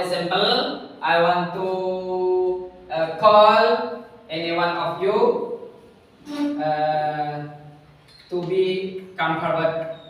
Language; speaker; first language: English; non-native, learner; Indonesian